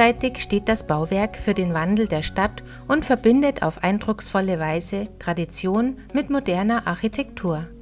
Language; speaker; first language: German; native; German